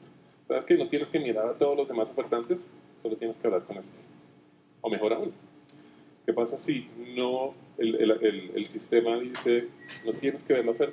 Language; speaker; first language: Spanish; native; Spanish